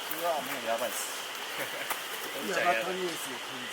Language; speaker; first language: Japanese; native; Japanese